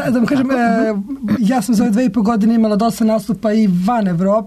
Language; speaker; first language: Serbian; native; Serbian